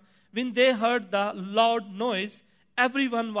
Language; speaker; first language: English; non-native, local second language; Punjabi